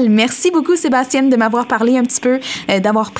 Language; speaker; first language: French; native; French